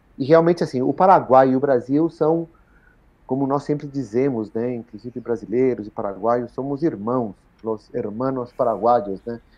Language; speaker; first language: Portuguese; early bilingual, other home language; Spanish